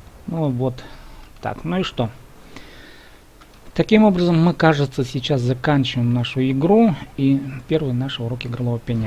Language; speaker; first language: Russian; native; Russian